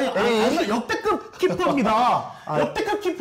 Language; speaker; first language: Korean; native; Korean